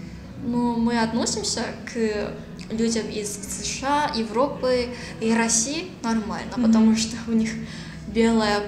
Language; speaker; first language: Russian; non-native, learner; Korean